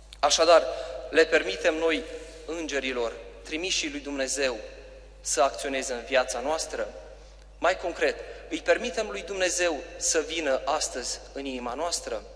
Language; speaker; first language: Romanian; native; Romanian